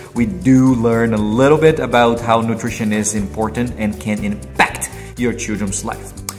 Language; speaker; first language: English; non-native, fluent; Portuguese